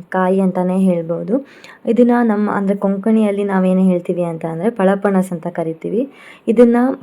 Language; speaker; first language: Kannada; non-native, local second language; Konkani